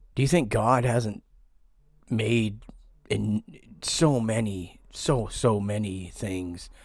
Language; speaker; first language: English; native; English